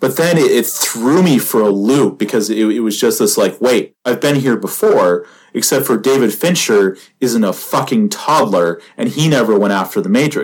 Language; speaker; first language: English; native; English